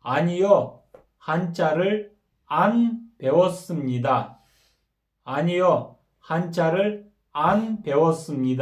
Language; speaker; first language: Korean; non-native, fluent; Kyrgyz